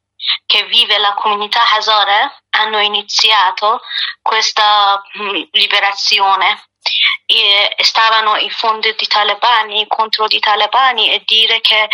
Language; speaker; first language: Italian; non-native, learner; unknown